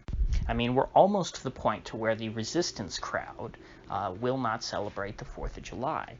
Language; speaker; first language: English; native; English